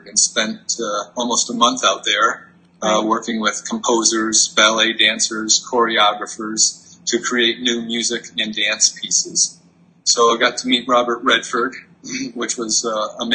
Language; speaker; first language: English; native; English